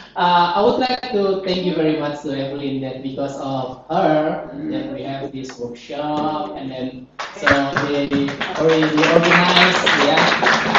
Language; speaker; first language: English; non-native, learner; Indonesian